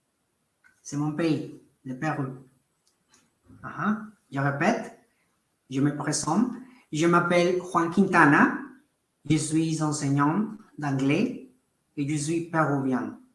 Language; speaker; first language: French; non-native, fluent; Spanish